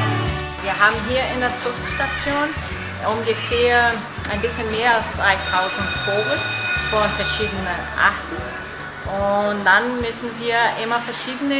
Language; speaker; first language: German; non-native, learner; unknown